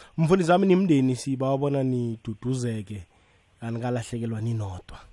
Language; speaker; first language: Zulu; non-native, local second language; South Ndebele